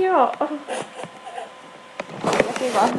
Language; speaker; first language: Finnish; early bilingual, heritage; Finnish